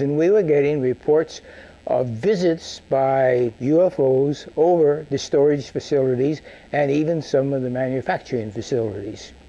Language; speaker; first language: English; native; English